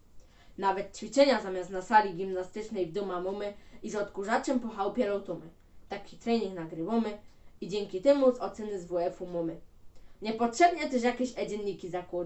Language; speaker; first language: Polish; native; Polish